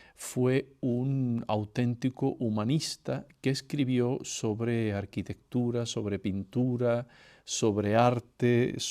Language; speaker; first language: Spanish; native; Spanish